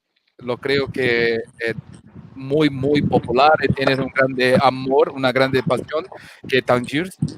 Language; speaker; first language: Spanish; non-native, fluent; Portuguese